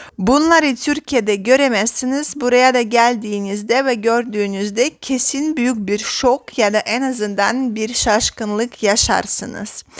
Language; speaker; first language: Turkish; non-native, fluent; Russian